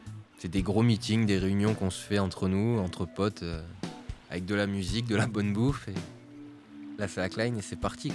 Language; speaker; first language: French; native; French